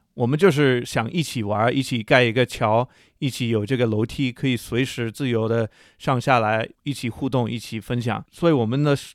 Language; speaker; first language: Chinese; non-native, fluent; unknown